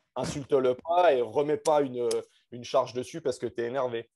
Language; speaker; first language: French; native; French